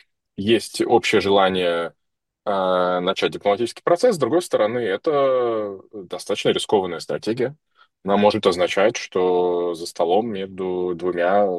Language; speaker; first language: Russian; native; Russian